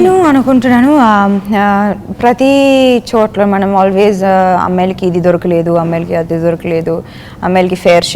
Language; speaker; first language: Telugu; non-native, fluent; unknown